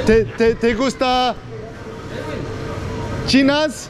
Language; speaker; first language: Spanish; non-native, learner; English